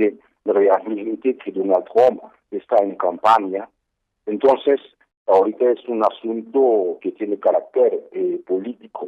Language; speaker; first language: Spanish; non-native, fluent; Haitian Creole